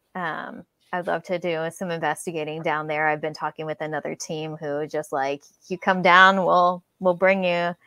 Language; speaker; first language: English; native; English